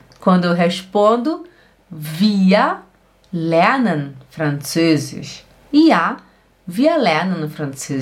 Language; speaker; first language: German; non-native, fluent; Portuguese